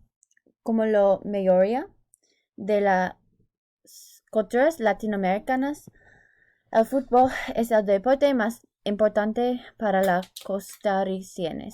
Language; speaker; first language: Spanish; non-native, learner; English